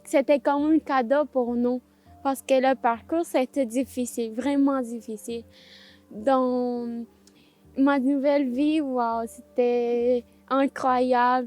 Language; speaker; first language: French; non-native, learner; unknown